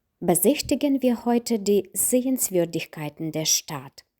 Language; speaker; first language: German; non-native, fluent; Ukrainian